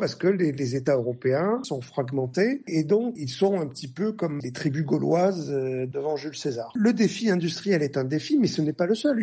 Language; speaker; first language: French; native; French